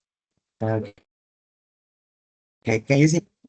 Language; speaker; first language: English; non-native, learner; Spanish